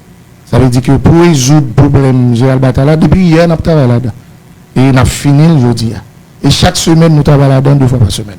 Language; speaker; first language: Haitian Creole; native; Haitian Creole